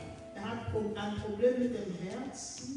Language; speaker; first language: German; non-native, fluent; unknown